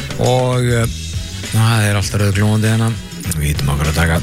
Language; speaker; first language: Icelandic; native; Icelandic